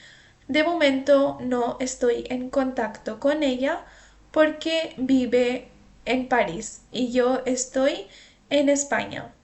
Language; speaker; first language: Spanish; non-native, fluent; Urdu